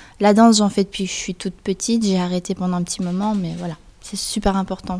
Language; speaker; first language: French; early bilingual, other home language; Spanish